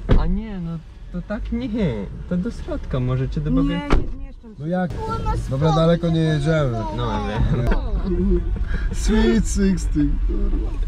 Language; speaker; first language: Polish; non-native, fluent; Ukrainian